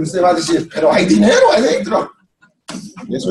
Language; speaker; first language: Spanish; non-native, fluent; English